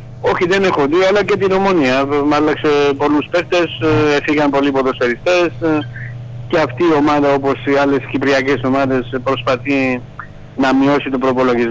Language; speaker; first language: Greek; non-native, fluent; Georgian